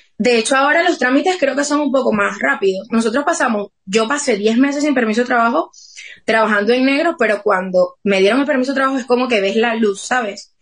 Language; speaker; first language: Spanish; native; Spanish